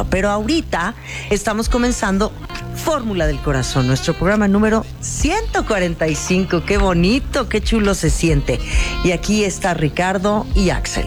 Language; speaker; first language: Spanish; native; Spanish